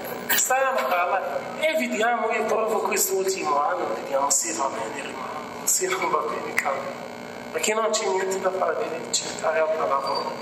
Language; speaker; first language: Italian; non-native, learner; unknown